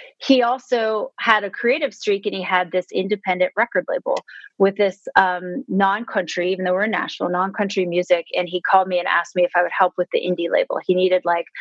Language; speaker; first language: English; native; English